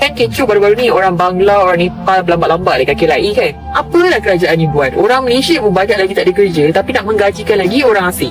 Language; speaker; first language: Malay; native; Malay